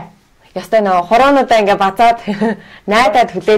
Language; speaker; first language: Mongolian; native; Mongolian